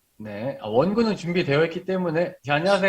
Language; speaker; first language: Korean; native; Korean